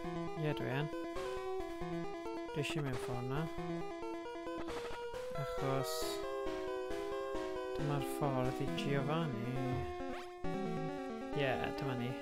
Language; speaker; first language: Welsh; native; Welsh